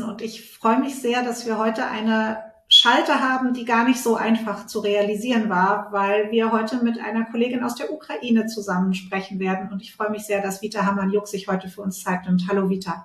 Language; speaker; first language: German; native; German